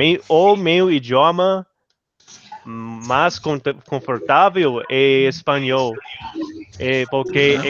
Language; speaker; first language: Portuguese; non-native, learner; English